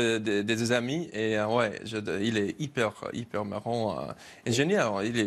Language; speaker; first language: French; non-native, learner; English